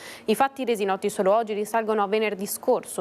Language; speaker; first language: Italian; native; Italian